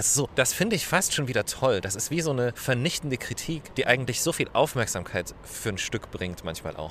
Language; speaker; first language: German; native; German